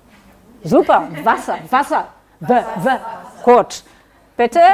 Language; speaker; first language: German; non-native, learner; Catalan